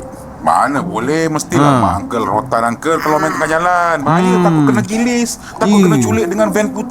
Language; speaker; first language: Malay; native; Malay